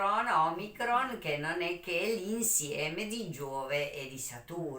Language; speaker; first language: Italian; native; Italian